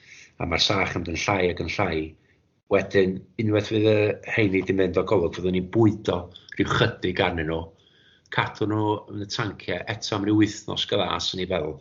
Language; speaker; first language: Welsh; native; Welsh